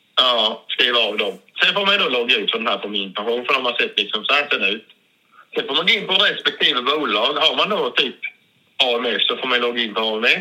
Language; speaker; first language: Swedish; native; Swedish